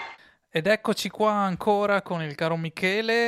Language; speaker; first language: Italian; native; Italian